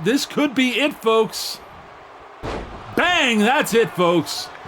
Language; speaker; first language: English; native; English